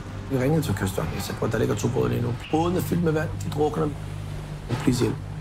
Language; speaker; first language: Danish; early bilingual, other home language; Arabic